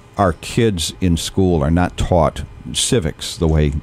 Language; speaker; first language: English; native; English